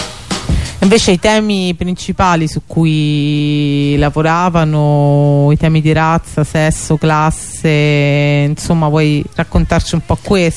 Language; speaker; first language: Italian; native; Italian